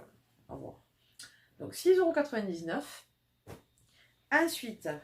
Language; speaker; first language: French; native; French